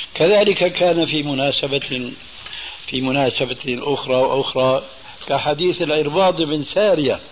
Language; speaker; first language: Arabic; early bilingual, other home language; Albanian